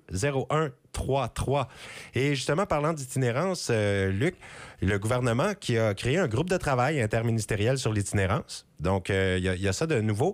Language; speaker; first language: French; native; French